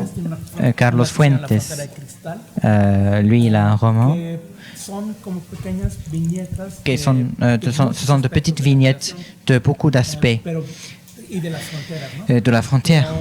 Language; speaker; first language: French; non-native, fluent; Spanish